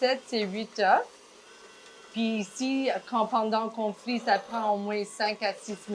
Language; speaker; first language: French; non-native, fluent; English